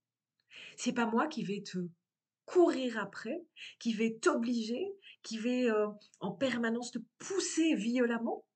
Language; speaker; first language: French; native; French